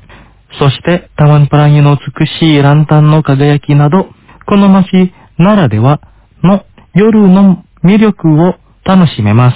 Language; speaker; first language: Japanese; non-native, fluent; Indonesian